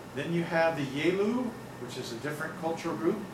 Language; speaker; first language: English; native; English